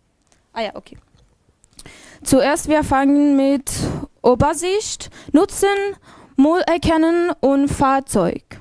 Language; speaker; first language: German; non-native, learner; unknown